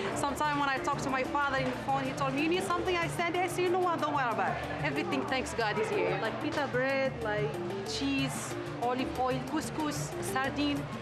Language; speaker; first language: English; native; English